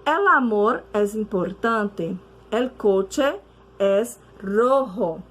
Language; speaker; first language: Spanish; non-native, fluent; Portuguese